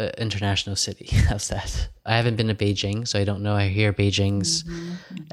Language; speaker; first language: English; native; English